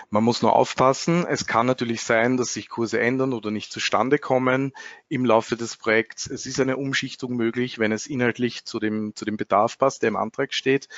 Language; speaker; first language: German; native; German